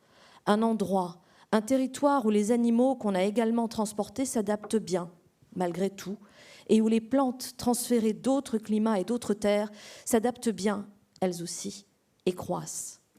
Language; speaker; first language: French; native; French